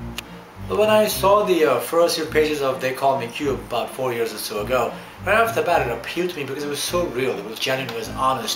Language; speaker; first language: English; native; English